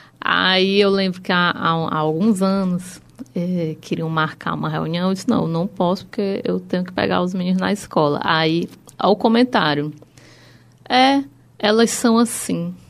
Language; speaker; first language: Portuguese; native; Portuguese